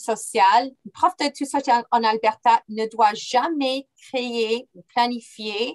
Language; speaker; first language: French; non-native, fluent; English